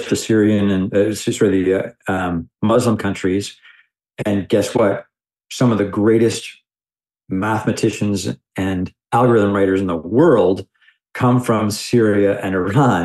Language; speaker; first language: English; native; English